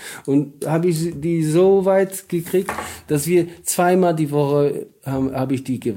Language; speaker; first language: German; non-native, learner; Polish